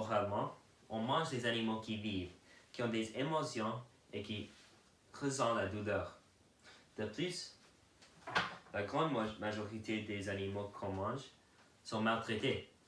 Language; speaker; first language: French; non-native, learner; English